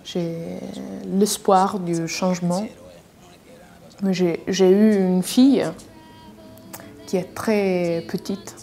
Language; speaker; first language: French; non-native, fluent; Italian